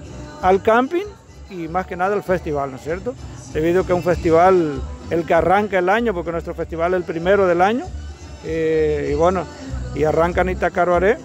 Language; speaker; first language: Spanish; native; Spanish